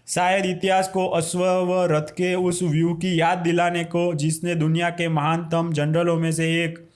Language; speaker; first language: Hindi; non-native, local second language; Gujarati